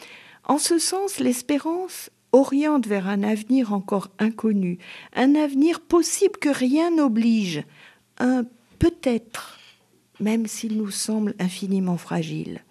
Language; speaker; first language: French; native; French